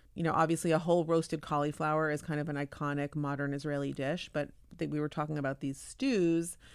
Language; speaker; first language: English; native; English